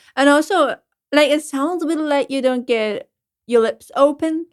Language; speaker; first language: English; non-native, fluent; German